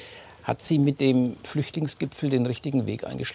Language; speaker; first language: German; native; German